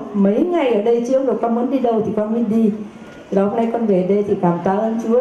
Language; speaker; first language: Vietnamese; native; Vietnamese